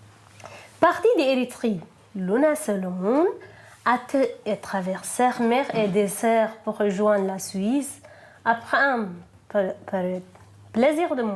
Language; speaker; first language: French; non-native, learner; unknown